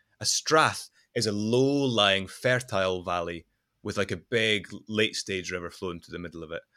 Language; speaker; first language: English; non-native, local second language; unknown